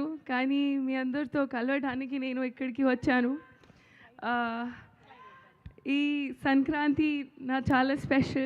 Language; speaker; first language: Telugu; non-native, learner; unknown